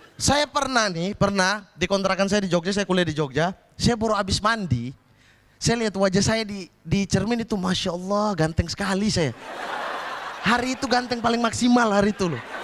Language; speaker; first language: Indonesian; native; Indonesian